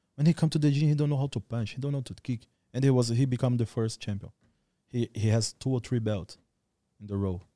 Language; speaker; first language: English; non-native, learner; Portuguese